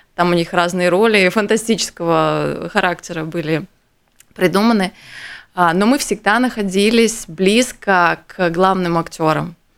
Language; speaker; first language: Russian; native; Russian